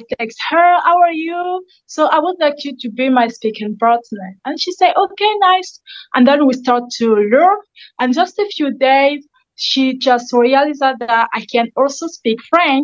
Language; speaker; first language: English; non-native, learner; French